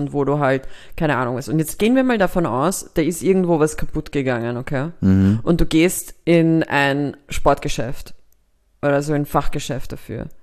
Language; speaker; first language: German; native; German